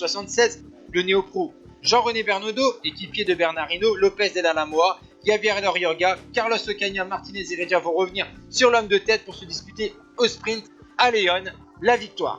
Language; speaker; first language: French; native; French